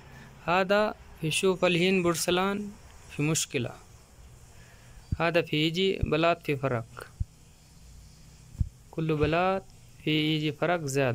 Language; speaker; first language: Arabic; non-native, learner; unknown